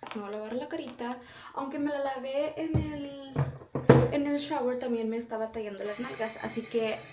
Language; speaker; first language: Spanish; early bilingual, heritage; Spanish